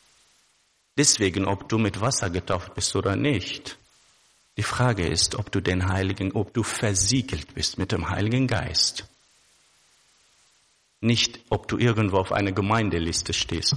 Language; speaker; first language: German; non-native, fluent; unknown